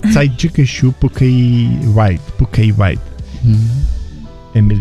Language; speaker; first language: Chinese; non-native, learner; English